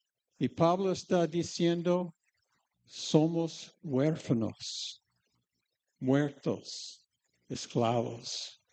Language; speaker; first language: Spanish; non-native, fluent; English